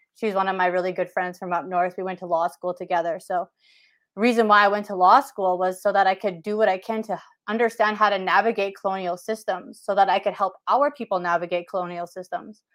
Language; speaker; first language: English; native; English